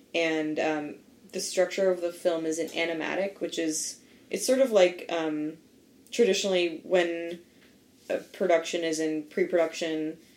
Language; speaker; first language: English; native; English